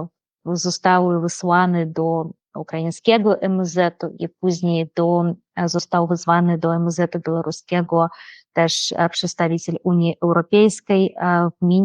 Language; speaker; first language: Polish; non-native, fluent; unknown